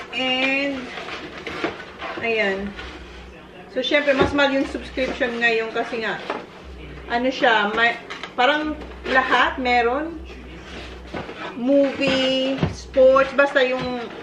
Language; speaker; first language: Filipino; non-native, local second language; Bikol